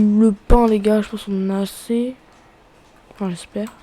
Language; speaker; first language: French; native; French